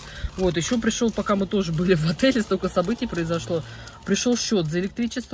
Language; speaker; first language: Russian; native; Russian